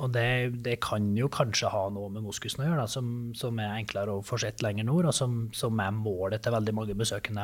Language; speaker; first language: Norwegian; native; Norwegian